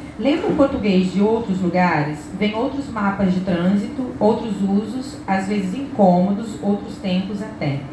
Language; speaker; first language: Portuguese; native; Portuguese